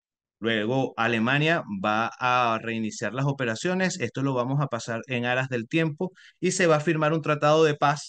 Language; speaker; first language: Spanish; native; Spanish